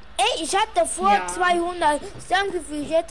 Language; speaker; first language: German; early bilingual, other home language; Turkish